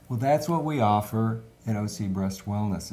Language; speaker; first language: English; native; English